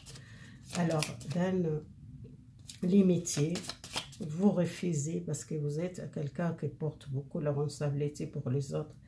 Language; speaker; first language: French; non-native, fluent; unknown